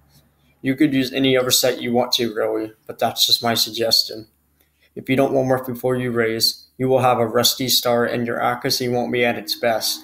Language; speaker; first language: English; native; English